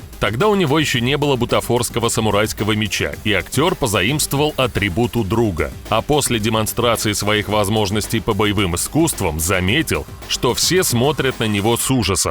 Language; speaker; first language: Russian; native; Russian